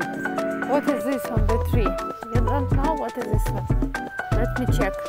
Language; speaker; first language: English; non-native, learner; Russian